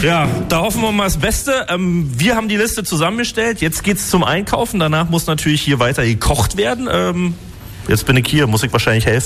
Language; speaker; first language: German; native; German